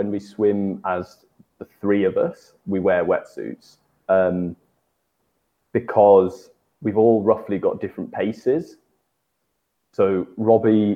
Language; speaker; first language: English; native; English